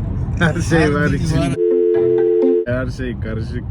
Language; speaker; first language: Turkish; non-native, fluent; Persian